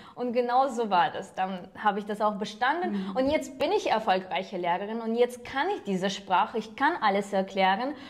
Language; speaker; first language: German; non-native, fluent; Ukrainian